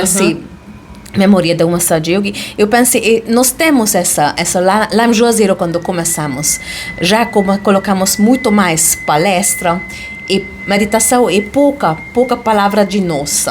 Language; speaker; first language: Portuguese; non-native, fluent; Hungarian